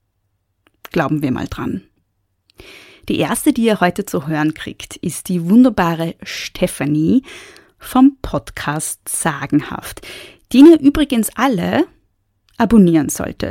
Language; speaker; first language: German; native; German